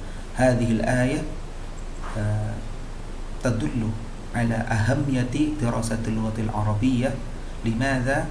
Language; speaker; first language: Arabic; non-native, fluent; Indonesian